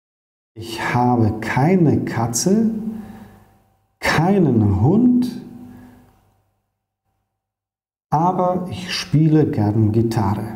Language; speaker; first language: German; non-native, fluent; Polish